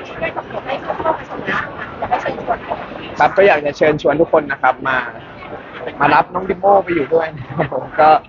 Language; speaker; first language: Thai; native; Thai